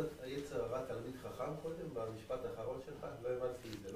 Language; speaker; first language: Hebrew; native; Hebrew